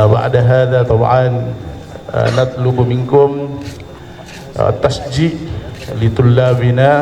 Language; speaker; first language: Arabic; non-native, fluent; Indonesian